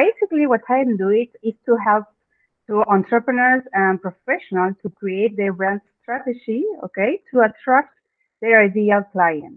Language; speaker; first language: English; non-native, fluent; Spanish